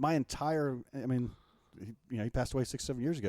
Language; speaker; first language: English; native; English